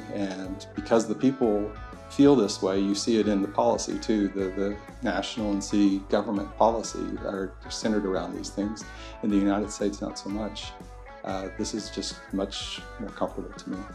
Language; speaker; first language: English; native; English